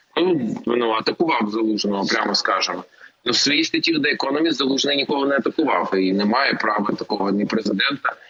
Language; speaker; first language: Ukrainian; native; Ukrainian